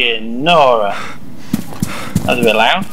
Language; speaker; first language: English; native; English